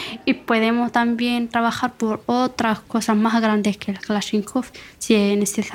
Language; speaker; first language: Spanish; non-native, fluent; Arabic